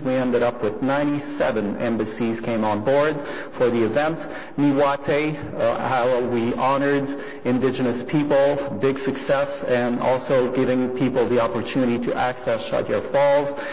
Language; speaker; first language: English; non-native, fluent; French